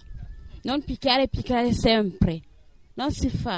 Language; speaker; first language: Italian; non-native, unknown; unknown